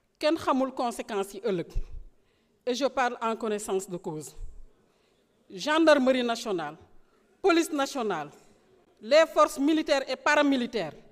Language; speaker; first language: Wolof; non-native, local second language; Serer